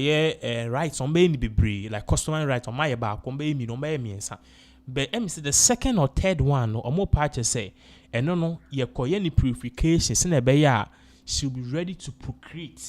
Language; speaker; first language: English; non-native, local second language; Akan